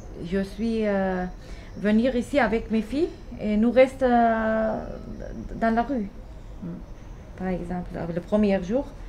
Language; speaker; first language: French; non-native, learner; Arabic